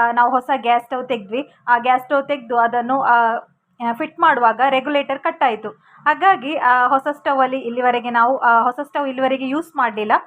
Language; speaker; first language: Kannada; non-native, local second language; Tulu